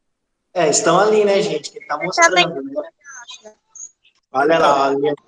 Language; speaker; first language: Portuguese; native; Portuguese